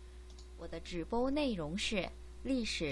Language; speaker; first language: Chinese; non-native, learner; Korean